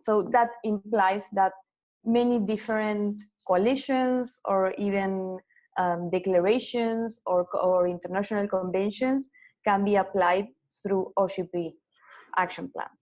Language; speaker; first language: English; non-native, fluent; Spanish